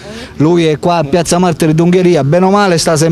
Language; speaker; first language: Italian; native; Italian